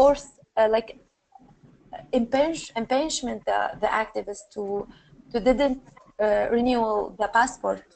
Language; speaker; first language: English; non-native, learner; Arabic